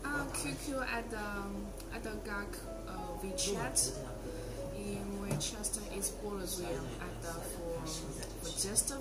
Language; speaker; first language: Russian; non-native, learner; Chinese